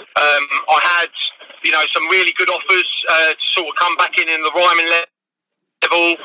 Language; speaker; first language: English; native; English